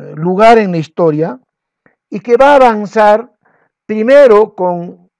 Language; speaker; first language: Spanish; non-native, local second language; Quechua